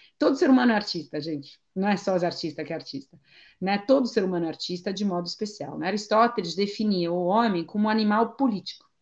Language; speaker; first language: Portuguese; non-native, fluent; Italian